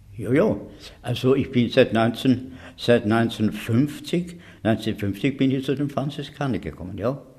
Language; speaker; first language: German; native; German